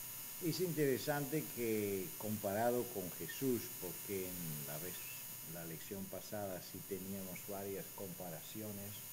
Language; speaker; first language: Spanish; non-native, fluent; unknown